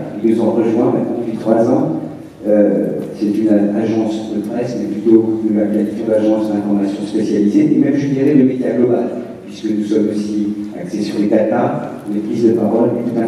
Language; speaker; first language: French; native; French